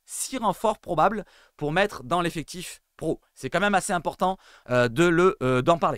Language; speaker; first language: French; native; French